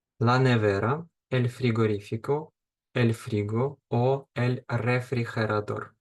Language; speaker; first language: Spanish; non-native, fluent; Ukrainian